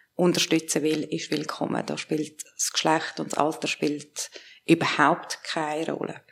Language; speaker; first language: German; early bilingual, other home language; Persian